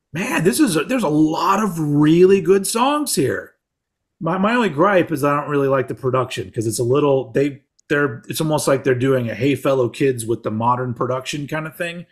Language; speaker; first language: English; native; English